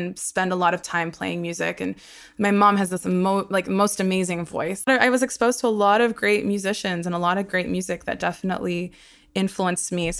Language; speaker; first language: English; non-native, local second language; Hebrew